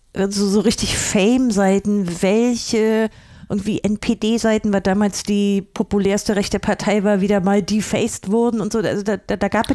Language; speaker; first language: German; native; German